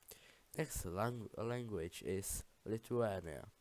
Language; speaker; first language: English; non-native, learner; Czech